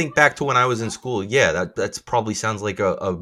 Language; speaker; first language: English; native; English